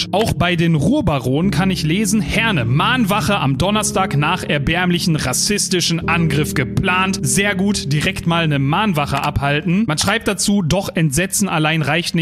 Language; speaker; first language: German; native; German